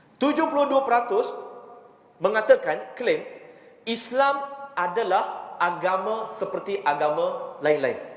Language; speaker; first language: Malay; non-native, local second language; Chinese